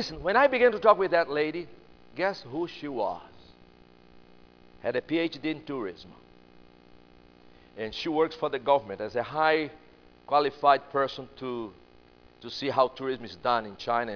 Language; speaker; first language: English; non-native, fluent; Portuguese